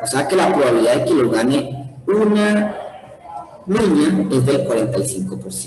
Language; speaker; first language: Spanish; native; Spanish